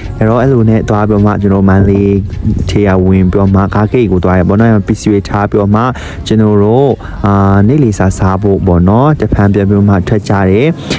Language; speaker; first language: Burmese; non-native, local second language; Hakha Chin